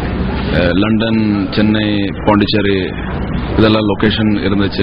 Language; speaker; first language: Tamil; non-native, fluent; Malayalam